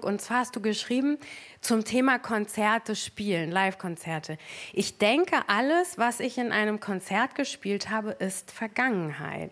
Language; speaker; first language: German; native; German